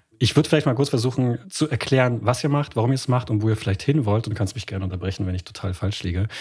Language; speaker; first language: German; native; German